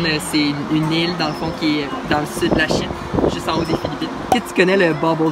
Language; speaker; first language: French; native; French